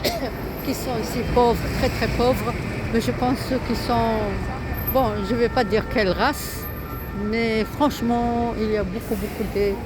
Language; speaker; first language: French; non-native, local second language; Arabic